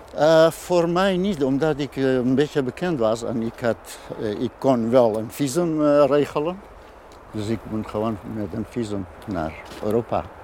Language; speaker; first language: Dutch; non-native, fluent; Kurdish